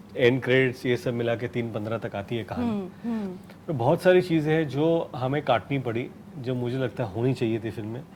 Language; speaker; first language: Hindi; non-native, local second language; Marathi